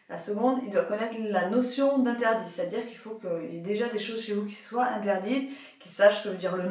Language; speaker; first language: French; native; French